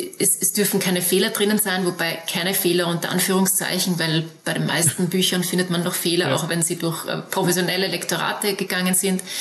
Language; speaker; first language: German; native; German